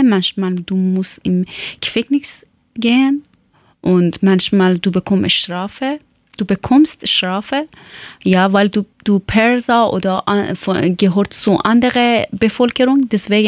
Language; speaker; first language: German; non-native, learner; Persian